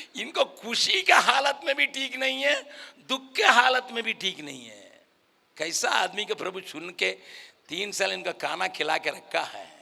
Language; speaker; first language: Hindi; non-native, local second language; Tamil